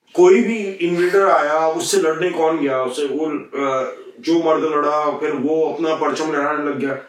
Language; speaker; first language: Hindi; native; Hindi